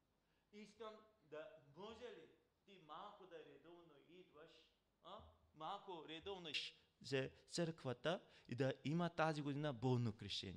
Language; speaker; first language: Bulgarian; non-native, learner; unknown